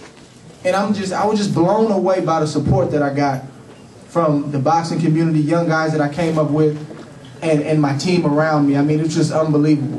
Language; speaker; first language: English; native; English